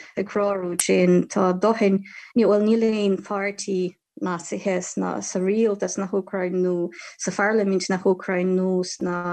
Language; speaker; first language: Irish; non-native, fluent; Ukrainian